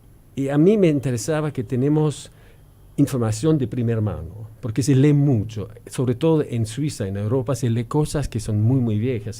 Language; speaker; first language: Spanish; non-native, fluent; German